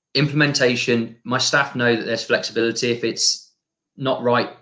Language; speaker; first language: English; native; English